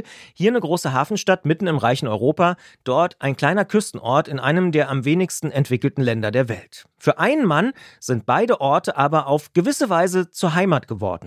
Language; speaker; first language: German; native; German